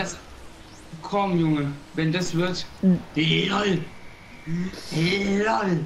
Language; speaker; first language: German; native; German